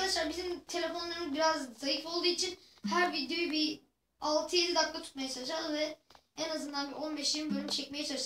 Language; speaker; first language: Turkish; native; Turkish